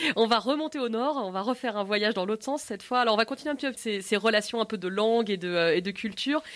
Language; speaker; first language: French; native; French